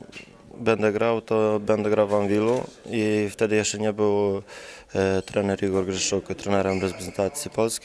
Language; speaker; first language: Polish; non-native, fluent; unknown